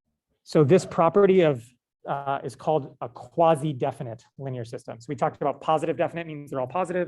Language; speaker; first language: English; native; English